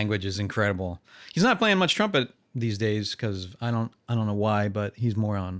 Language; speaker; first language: English; native; English